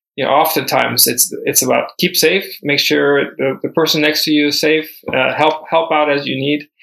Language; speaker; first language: English; early bilingual, other home language; Spanish